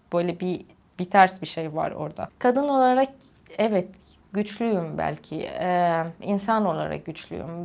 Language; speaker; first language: Turkish; non-native, fluent; Arabic